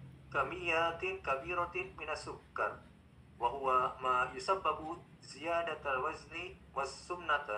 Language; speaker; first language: Arabic; non-native, learner; Indonesian